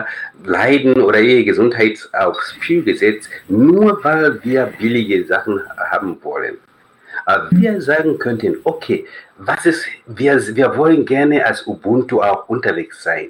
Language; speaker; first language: German; non-native, fluent; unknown